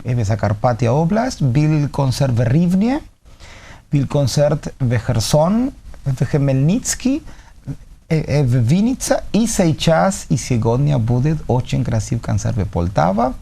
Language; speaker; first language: Russian; non-native, learner; Spanish